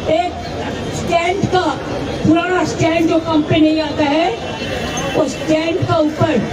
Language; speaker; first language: Hindi; non-native, local second language; Bangla